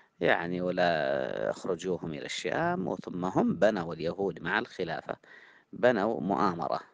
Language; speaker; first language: Arabic; native; Arabic